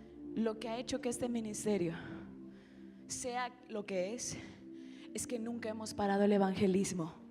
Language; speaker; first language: Spanish; native; Spanish